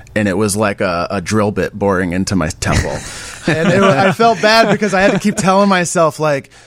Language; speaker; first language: English; native; English